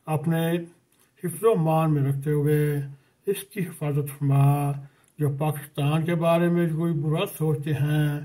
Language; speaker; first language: Urdu; native; Urdu